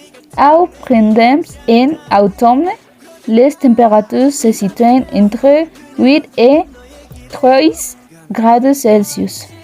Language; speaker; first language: French; non-native, learner; Spanish